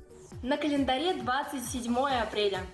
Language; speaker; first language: Russian; native; Russian